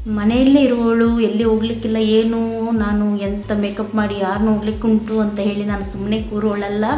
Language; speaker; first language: Kannada; non-native, local second language; Konkani